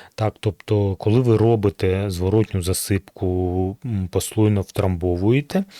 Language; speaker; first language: Ukrainian; native; Ukrainian